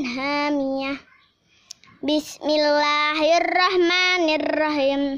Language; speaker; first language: Arabic; non-native, learner; Indonesian